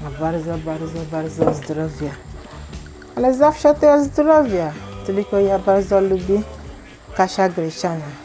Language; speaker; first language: Polish; non-native, learner; Igbo